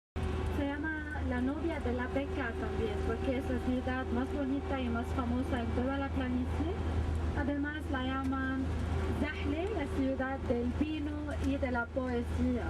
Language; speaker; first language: Spanish; non-native, fluent; Arabic